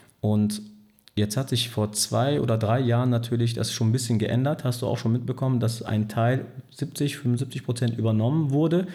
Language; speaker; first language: German; early bilingual, other home language; Turkish